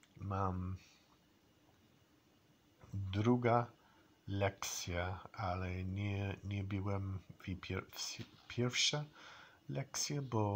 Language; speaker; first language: Polish; non-native, learner; English